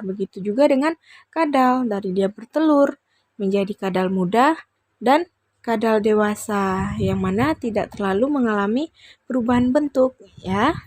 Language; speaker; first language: Indonesian; native; Indonesian